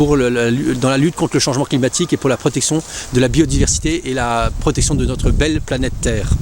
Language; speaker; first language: French; native; French